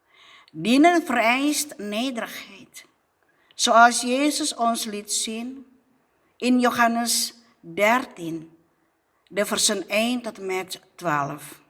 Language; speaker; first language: Dutch; non-native, fluent; Indonesian